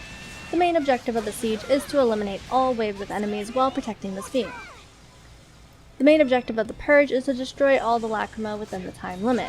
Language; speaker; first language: English; native; English